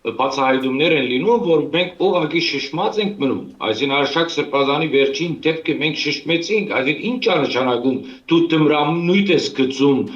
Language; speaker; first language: Armenian; early bilingual, heritage; Armenian